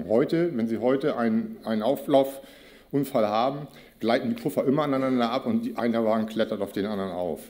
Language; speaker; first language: German; native; German